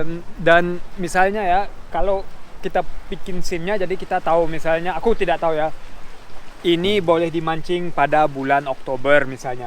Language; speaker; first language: Indonesian; early bilingual, heritage; Indonesian